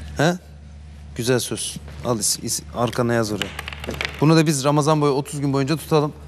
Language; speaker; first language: Turkish; native; Turkish